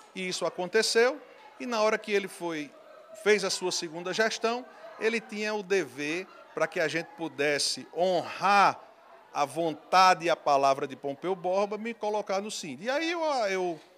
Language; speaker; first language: Portuguese; native; Portuguese